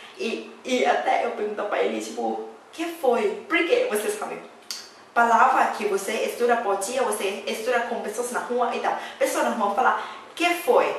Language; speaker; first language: Portuguese; non-native, learner; Thai